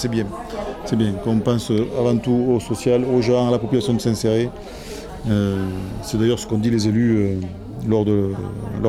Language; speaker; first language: French; native; French